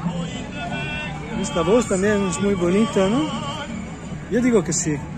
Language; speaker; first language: Spanish; non-native, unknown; Italian